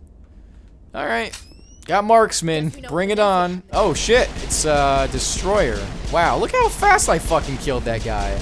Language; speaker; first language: English; native; English